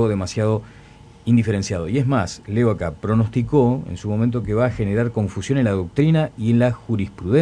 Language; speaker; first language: Spanish; native; Spanish